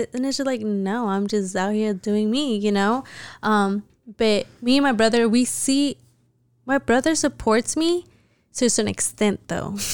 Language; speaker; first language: English; early bilingual, other home language; Spanish